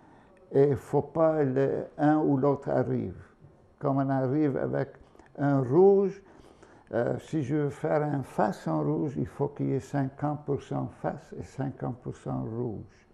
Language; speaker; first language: French; non-native, fluent; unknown